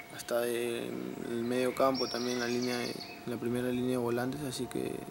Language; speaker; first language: Spanish; native; Spanish